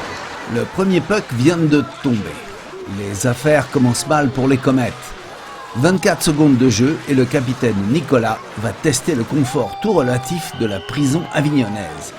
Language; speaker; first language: French; native; French